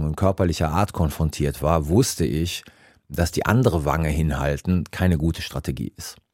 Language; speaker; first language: German; native; German